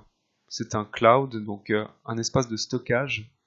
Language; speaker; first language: French; native; French